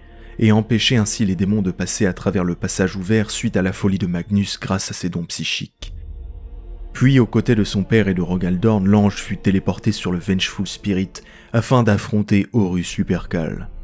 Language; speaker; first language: French; native; French